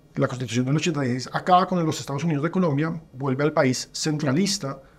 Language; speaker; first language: Spanish; native; Spanish